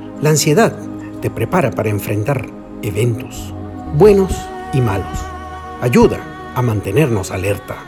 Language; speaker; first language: Spanish; native; Spanish